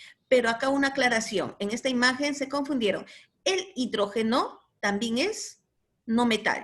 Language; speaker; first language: Spanish; native; Spanish